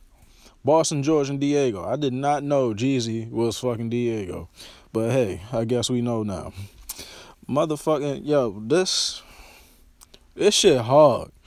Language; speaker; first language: English; native; English